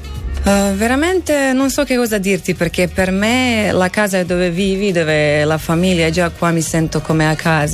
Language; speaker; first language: Italian; non-native, learner; Croatian